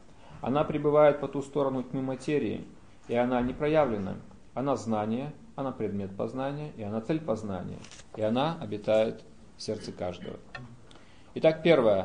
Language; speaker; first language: Russian; native; Russian